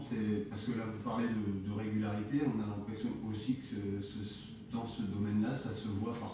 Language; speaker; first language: French; native; French